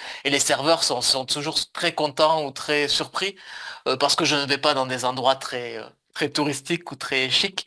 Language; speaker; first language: French; native; French